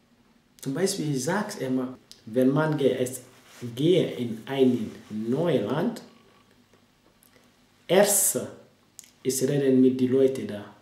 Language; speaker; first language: German; non-native, learner; French